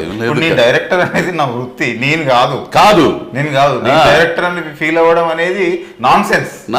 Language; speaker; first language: Telugu; native; Telugu